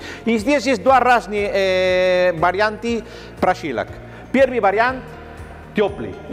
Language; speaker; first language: Russian; non-native, learner; Spanish